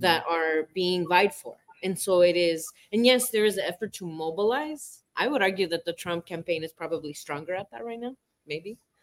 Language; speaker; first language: English; early bilingual, other home language; Spanish